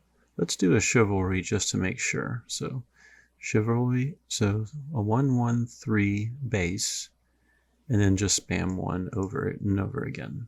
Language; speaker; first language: English; native; English